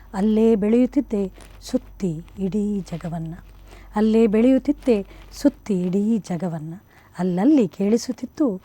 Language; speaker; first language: Kannada; non-native, local second language; Konkani